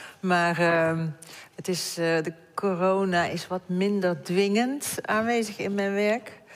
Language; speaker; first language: Dutch; native; Dutch